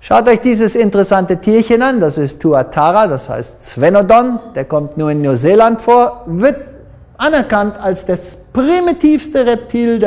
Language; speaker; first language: German; non-native, fluent; English